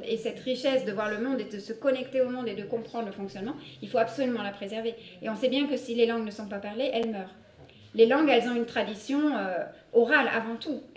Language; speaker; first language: French; early bilingual, other home language; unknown